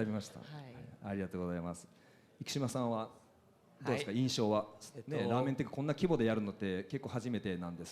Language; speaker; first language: Japanese; native; Japanese